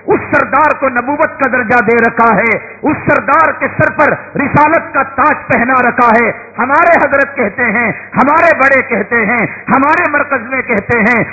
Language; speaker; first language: Urdu; native; Urdu